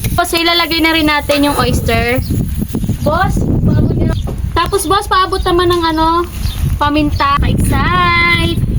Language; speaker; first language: Filipino; native; Filipino